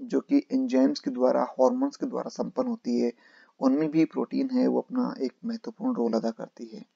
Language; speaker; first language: Hindi; native; Hindi